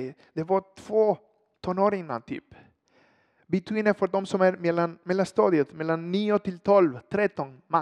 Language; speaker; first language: Swedish; non-native, fluent; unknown